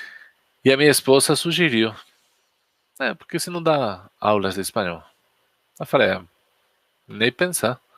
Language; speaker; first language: Portuguese; non-native, fluent; Spanish